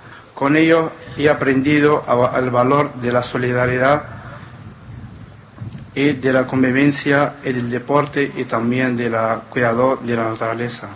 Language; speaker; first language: Spanish; non-native, fluent; Arabic